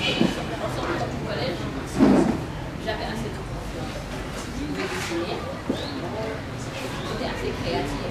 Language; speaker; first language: French; non-native, local second language; Wolof